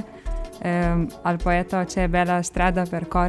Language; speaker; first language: Italian; non-native, learner; Lithuanian